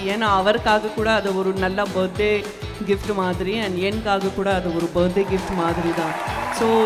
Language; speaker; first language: Tamil; non-native, local second language; Gujarati